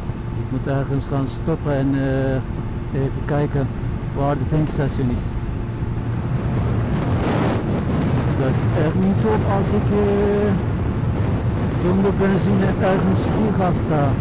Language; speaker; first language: Dutch; non-native, fluent; Turkish